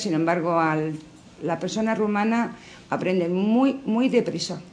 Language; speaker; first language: Spanish; native; Spanish